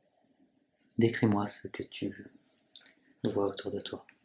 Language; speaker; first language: French; native; French